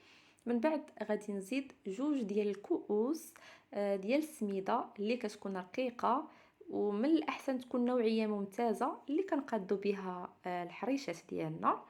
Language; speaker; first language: Arabic; native; Arabic